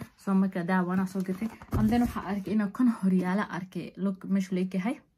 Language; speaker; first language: Somali; early bilingual, heritage; Somali